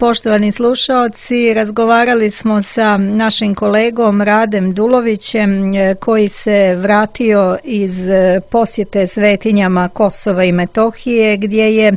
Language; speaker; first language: Croatian; native; Croatian